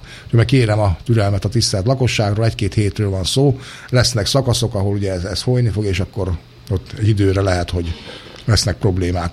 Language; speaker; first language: Hungarian; native; Hungarian